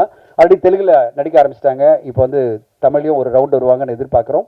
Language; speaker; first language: Tamil; native; Tamil